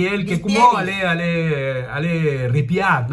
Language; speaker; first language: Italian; early bilingual, heritage; Spanish